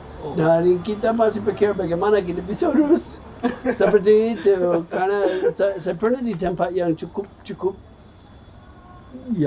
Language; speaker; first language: Indonesian; non-native, fluent; English